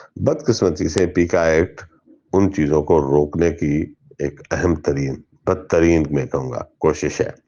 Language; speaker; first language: Urdu; non-native, local second language; Sindhi